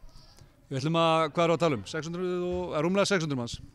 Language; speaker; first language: Icelandic; native; Icelandic